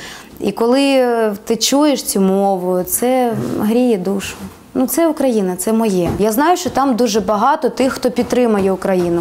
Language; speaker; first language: Ukrainian; non-native, local second language; Russian